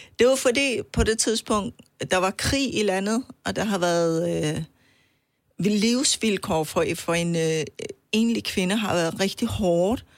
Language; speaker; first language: Danish; non-native, fluent; Persian